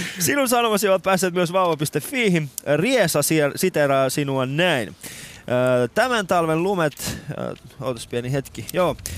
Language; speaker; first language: Finnish; non-native, fluent; Persian